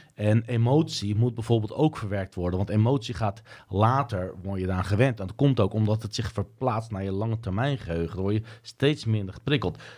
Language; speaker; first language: Dutch; early bilingual, other home language; Turkish